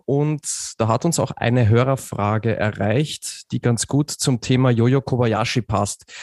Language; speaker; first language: German; native; German